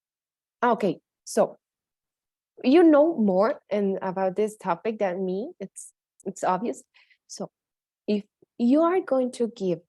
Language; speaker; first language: English; non-native, fluent; Spanish